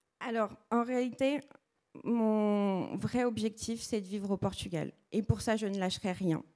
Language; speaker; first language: French; early bilingual, other home language; Portuguese